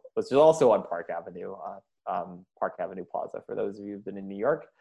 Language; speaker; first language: English; early bilingual, other home language; Indonesian